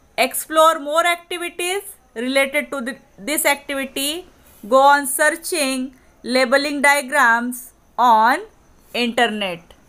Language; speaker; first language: English; non-native, local second language; Marathi